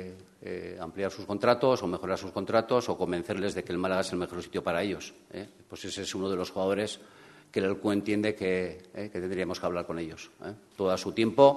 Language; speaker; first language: Spanish; native; Spanish